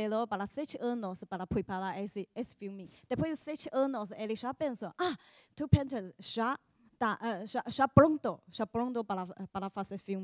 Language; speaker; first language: Portuguese; non-native, learner; Chinese